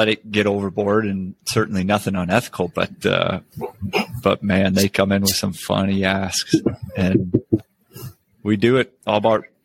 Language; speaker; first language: English; native; English